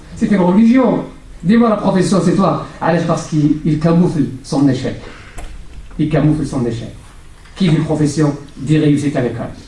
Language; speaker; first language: French; non-native, local second language; Arabic